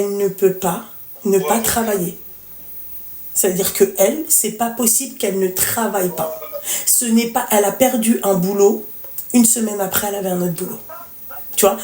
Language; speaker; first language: French; native; French